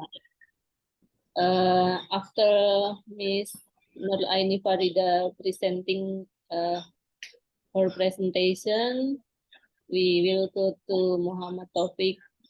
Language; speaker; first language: English; non-native, fluent; Indonesian